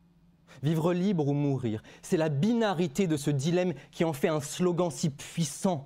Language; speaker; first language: French; native; French